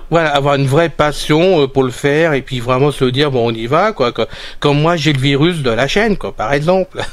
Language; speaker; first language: French; native; French